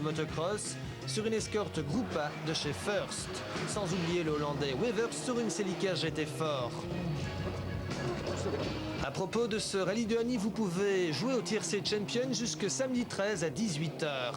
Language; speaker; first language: French; native; French